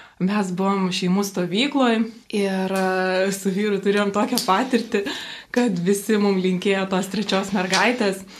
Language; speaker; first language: Lithuanian; native; Lithuanian